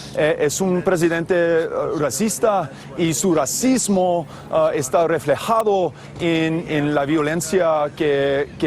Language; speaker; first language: Spanish; non-native, fluent; English